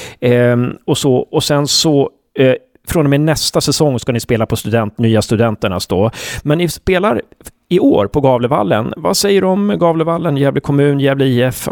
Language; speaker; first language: Swedish; native; Swedish